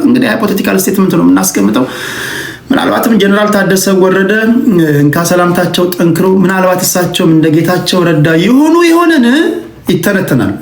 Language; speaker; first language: Amharic; native; Amharic